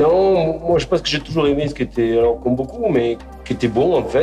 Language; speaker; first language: French; native; French